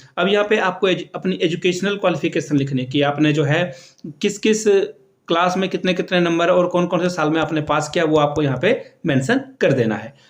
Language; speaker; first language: Hindi; native; Hindi